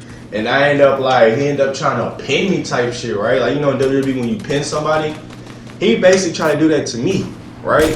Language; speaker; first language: English; native; English